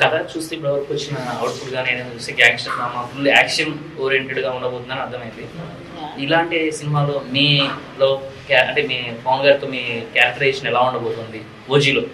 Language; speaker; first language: Telugu; native; Telugu